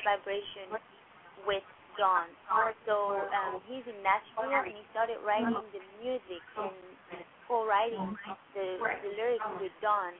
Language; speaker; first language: English; non-native, fluent; French